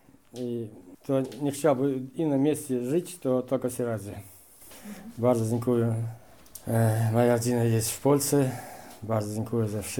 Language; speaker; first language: Polish; non-native, learner; Russian